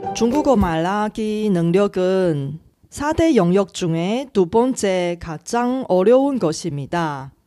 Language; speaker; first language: Korean; non-native, fluent; Chinese